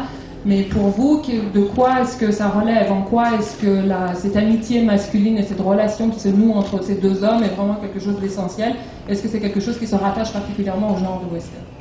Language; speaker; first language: French; native; French